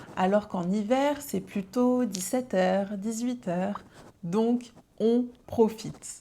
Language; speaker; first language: French; native; French